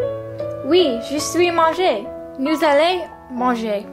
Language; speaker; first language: French; non-native, learner; English